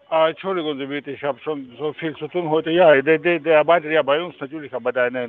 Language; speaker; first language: German; non-native, fluent; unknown